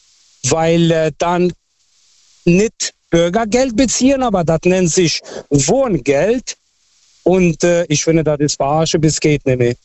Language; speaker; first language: German; non-native, local second language; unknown